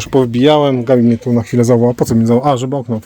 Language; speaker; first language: Polish; native; Polish